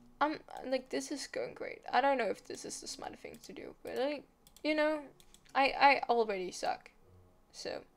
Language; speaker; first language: English; non-native, fluent; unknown